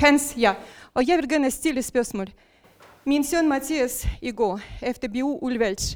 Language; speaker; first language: Danish; non-native, local second language; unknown